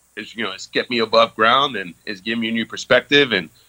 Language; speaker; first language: English; early bilingual, other home language; French